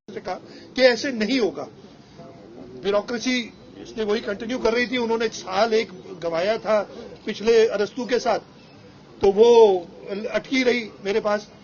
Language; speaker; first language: Urdu; non-native, local second language; Sindhi